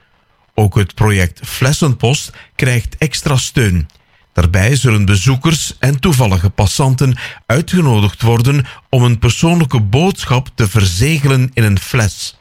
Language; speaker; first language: Dutch; native; Dutch